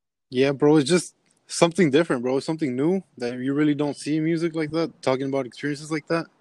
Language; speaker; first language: English; early bilingual, other home language; Spanish